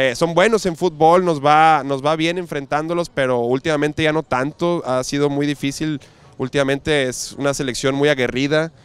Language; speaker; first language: Spanish; native; Spanish